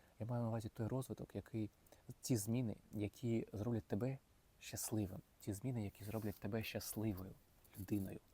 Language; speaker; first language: Ukrainian; non-native, local second language; Russian